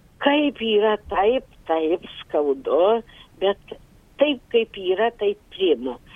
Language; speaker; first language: Lithuanian; non-native, local second language; Polish